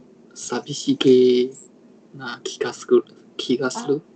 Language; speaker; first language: Japanese; non-native, learner; Chinese